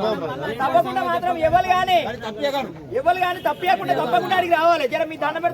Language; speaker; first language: Telugu; native; Telugu